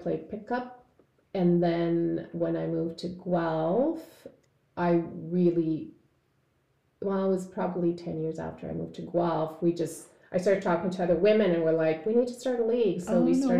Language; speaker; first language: English; native; English